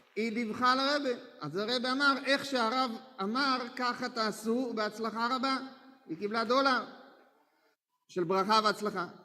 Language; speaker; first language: Hebrew; native; Hebrew